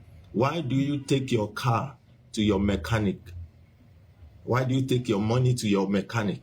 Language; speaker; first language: English; non-native, local second language; Yoruba